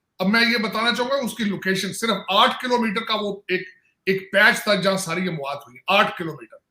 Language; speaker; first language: Hindi; native; Hindi